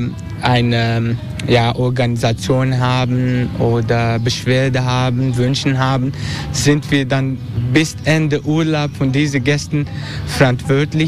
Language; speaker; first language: German; non-native, learner; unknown